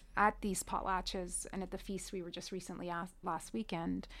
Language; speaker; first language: English; early bilingual, other home language; Persian